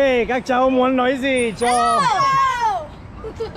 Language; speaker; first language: Vietnamese; non-native, fluent; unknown